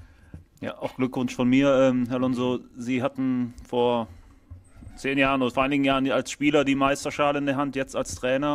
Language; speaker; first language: German; native; German